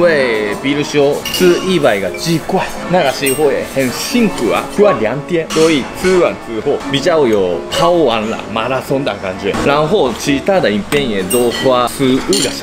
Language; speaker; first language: Chinese; non-native, fluent; Japanese